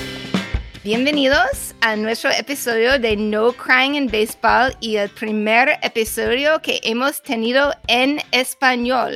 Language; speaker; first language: Spanish; non-native, fluent; English